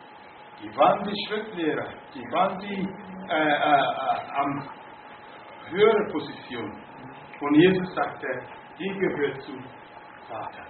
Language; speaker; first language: German; non-native, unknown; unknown